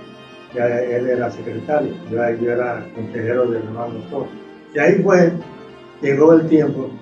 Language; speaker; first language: Spanish; non-native, local second language; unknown